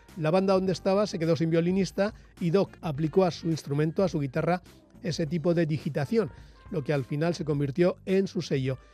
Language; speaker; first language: Spanish; native; Spanish